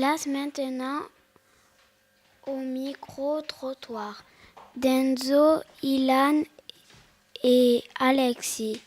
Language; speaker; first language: French; native; French